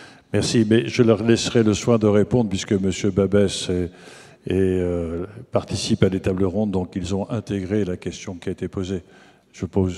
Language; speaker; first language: French; native; French